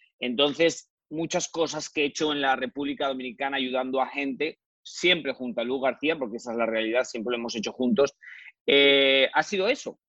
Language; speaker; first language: Spanish; native; Spanish